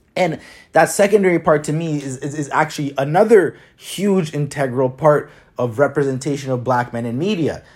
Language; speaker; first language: English; native; English